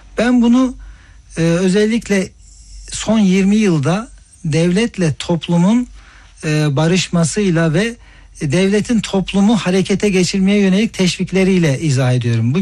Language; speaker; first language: Turkish; native; Turkish